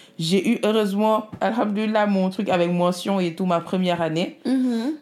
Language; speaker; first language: French; non-native, local second language; Wolof